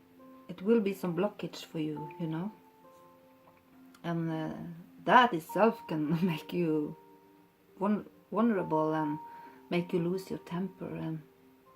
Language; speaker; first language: English; non-native, fluent; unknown